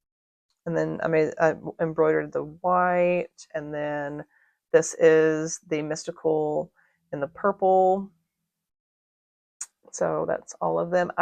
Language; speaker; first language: English; native; English